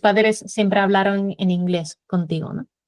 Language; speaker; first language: Spanish; non-native, fluent; English